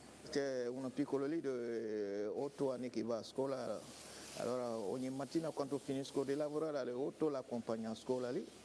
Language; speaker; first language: Italian; non-native, learner; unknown